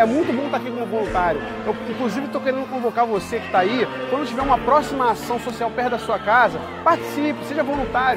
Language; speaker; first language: Portuguese; native; Portuguese